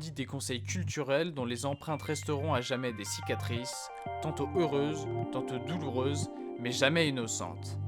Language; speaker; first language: French; native; French